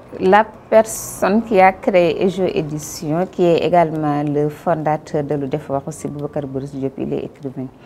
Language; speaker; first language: French; non-native, local second language; Wolof